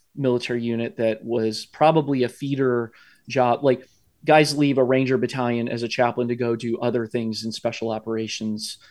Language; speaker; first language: English; native; English